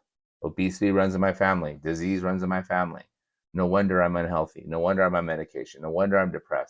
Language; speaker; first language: English; native; English